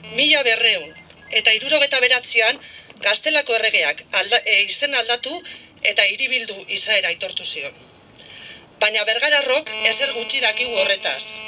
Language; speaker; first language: Basque; native; Basque